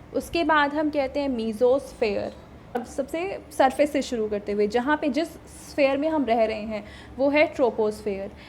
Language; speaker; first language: Hindi; native; Hindi